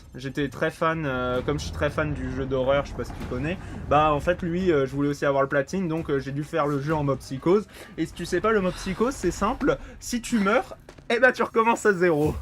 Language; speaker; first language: French; native; French